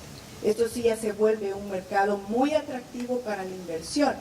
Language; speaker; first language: Spanish; native; Spanish